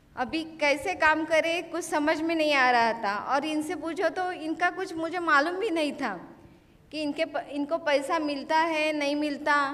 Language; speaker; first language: Hindi; non-native, local second language; Marathi